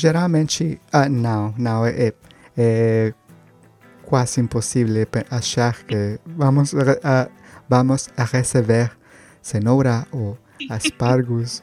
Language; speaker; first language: Portuguese; non-native, learner; Spanish